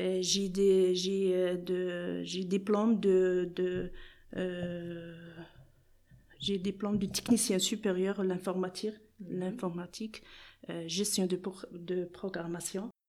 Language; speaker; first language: French; non-native, learner; Arabic